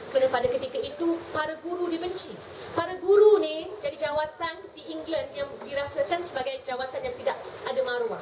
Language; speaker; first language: Malay; native; Malay